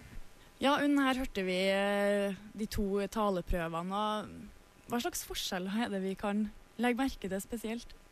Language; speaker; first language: Norwegian; native; Norwegian